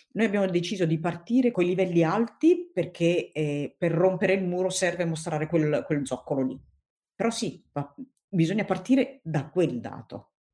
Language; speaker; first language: Italian; non-native, fluent; Tigrinya